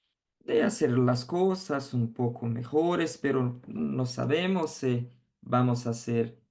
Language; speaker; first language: Spanish; non-native, fluent; Portuguese